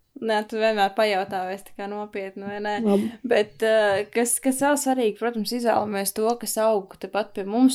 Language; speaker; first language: Latvian; native; Latvian